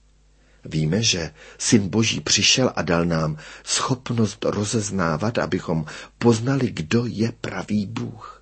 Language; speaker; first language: Czech; native; Czech